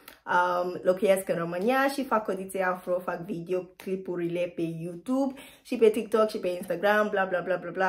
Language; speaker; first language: Romanian; non-native, fluent; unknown